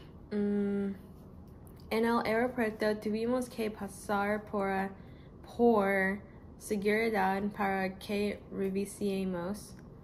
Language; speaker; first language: Spanish; non-native, learner; English